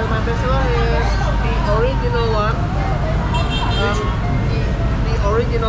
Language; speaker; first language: English; non-native, learner; Indonesian